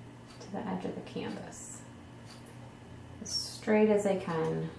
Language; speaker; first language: English; native; English